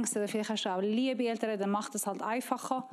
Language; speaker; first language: German; non-native, learner; Persian